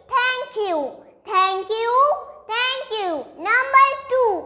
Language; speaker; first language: English; non-native, fluent; Pashto